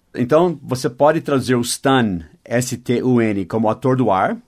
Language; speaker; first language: Portuguese; non-native, fluent; English